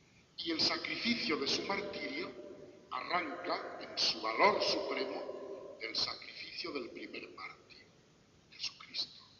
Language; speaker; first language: Spanish; native; Spanish